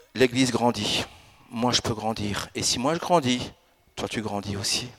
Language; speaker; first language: French; early bilingual, other home language; Italian